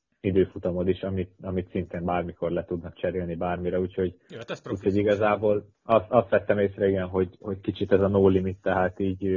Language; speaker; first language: Hungarian; native; Hungarian